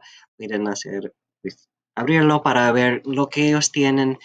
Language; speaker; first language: Spanish; non-native, fluent; English